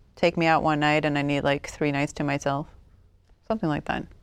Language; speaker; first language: English; non-native, fluent; Swedish